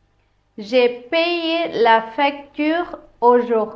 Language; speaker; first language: French; non-native, fluent; Tamil